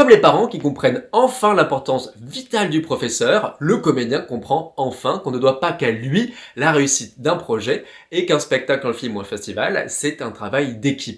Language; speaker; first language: French; native; French